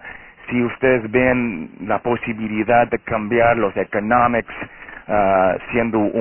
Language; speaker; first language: Spanish; non-native, fluent; Portuguese